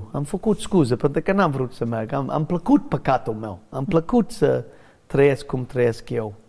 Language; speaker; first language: Romanian; early bilingual, heritage; English